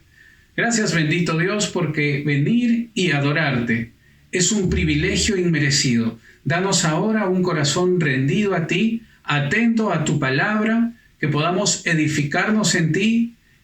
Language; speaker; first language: Spanish; native; Spanish